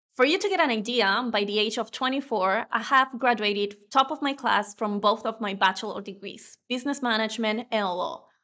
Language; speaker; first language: English; non-native, fluent; Spanish